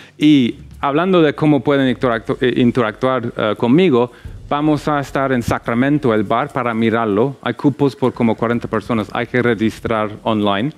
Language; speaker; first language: Spanish; non-native, fluent; English